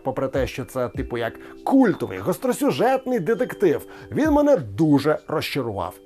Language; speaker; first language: Ukrainian; native; Ukrainian